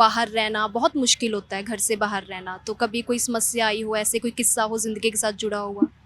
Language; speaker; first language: Hindi; non-native, local second language; Punjabi